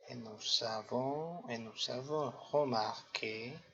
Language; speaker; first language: French; non-native, fluent; Spanish